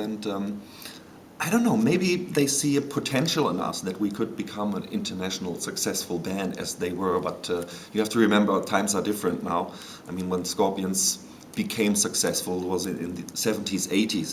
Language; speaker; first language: English; non-native, fluent; German